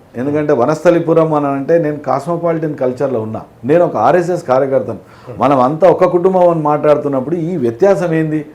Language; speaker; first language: Telugu; native; Telugu